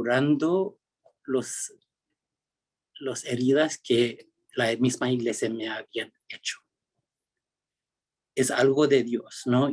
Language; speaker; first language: Spanish; early bilingual, heritage; Spanish